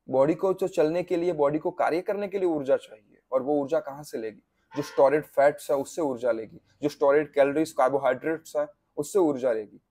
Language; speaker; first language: Hindi; non-native, local second language; Gujarati